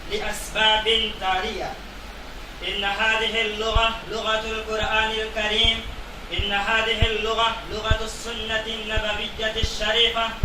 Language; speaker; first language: Arabic; non-native, learner; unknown